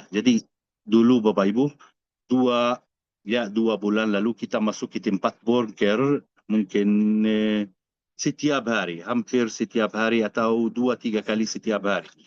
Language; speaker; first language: Indonesian; non-native, fluent; Arabic